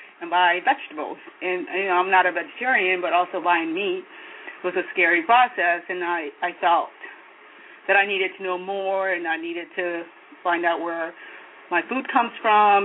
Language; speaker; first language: English; non-native, local second language; Kikuyu